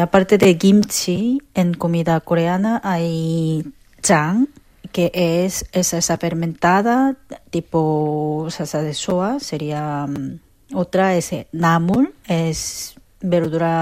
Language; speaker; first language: Spanish; non-native, fluent; Korean